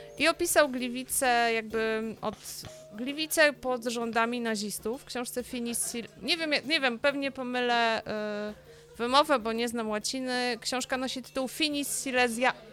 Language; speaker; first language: Polish; native; Polish